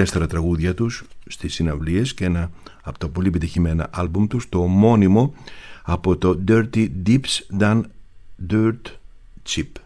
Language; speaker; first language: Greek; native; Greek